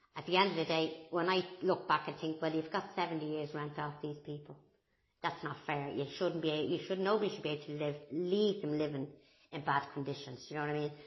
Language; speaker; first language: English; native; English